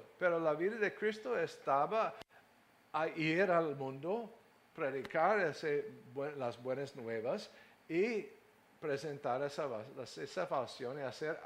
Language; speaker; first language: Spanish; non-native, fluent; English